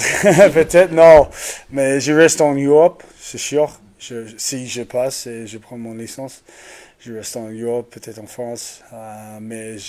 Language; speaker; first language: French; non-native, learner; English